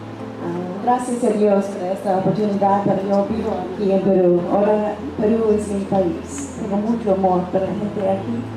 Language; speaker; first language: Spanish; non-native, learner; English